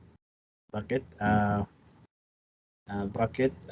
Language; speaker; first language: Filipino; non-native, learner; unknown